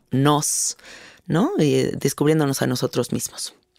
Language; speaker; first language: Spanish; native; Spanish